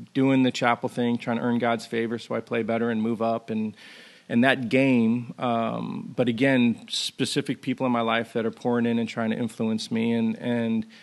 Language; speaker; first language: English; native; English